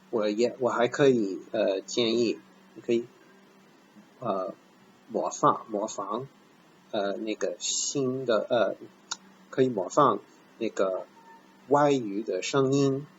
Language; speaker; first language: Chinese; non-native, fluent; English